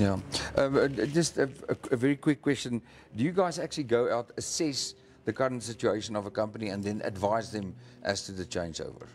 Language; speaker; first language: English; non-native, local second language; Afrikaans